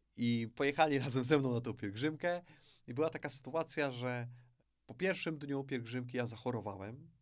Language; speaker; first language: Polish; native; Polish